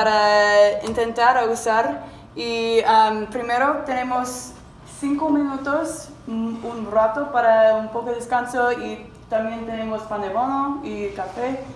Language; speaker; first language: Spanish; non-native, learner; English